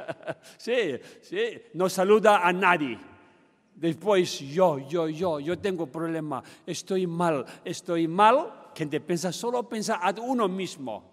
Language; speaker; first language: Spanish; non-native, learner; Tibetan